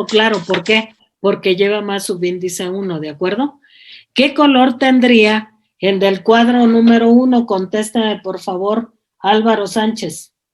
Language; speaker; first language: Spanish; native; Spanish